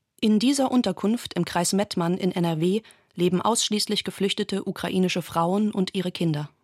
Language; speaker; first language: German; native; German